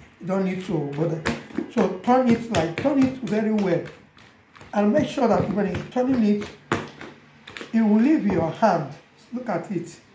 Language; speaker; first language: English; non-native, local second language; Igbo